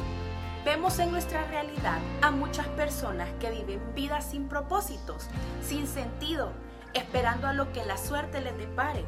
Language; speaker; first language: Spanish; native; Spanish